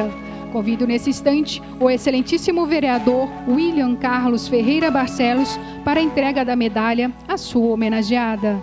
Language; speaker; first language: Portuguese; native; Portuguese